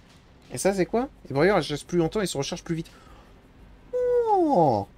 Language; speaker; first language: French; native; French